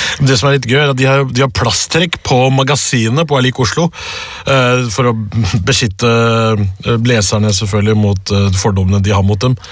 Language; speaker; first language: Norwegian; early bilingual, other home language; Urdu